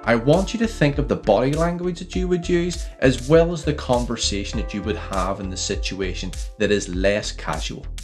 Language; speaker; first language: English; native; English